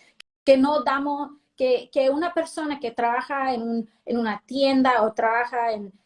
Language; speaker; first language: Spanish; early bilingual, heritage; Spanish